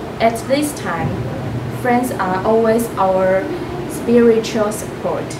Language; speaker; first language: English; non-native, learner; Chinese